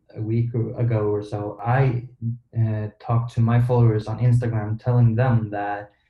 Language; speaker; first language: English; non-native, fluent; Swedish